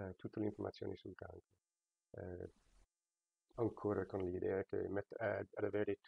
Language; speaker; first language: Italian; non-native, fluent; English